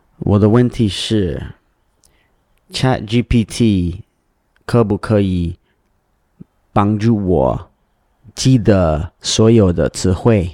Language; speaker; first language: Chinese; non-native, learner; English